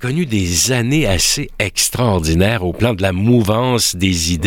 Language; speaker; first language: French; native; French